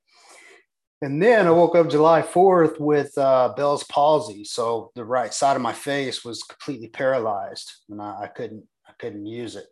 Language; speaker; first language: English; native; English